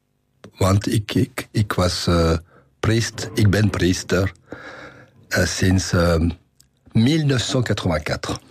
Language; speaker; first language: Dutch; non-native, learner; French